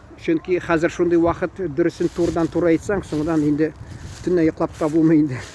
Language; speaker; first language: Tatar; early bilingual, heritage; Tatar